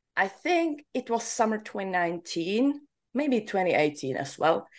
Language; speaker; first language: English; non-native, fluent; Czech